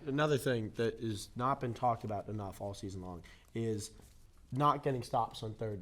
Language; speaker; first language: English; native; English